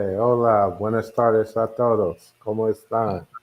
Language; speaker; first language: Spanish; non-native, learner; English